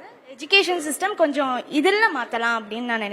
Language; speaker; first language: Tamil; native; Tamil